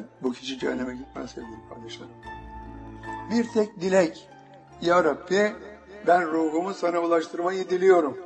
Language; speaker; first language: Turkish; native; Turkish